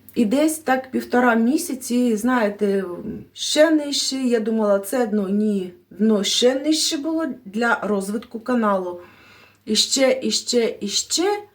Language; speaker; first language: Ukrainian; non-native, local second language; Russian